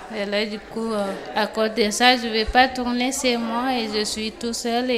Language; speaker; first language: French; non-native, learner; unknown